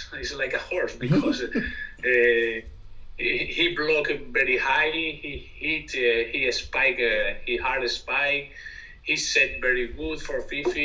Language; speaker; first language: English; non-native, learner; Spanish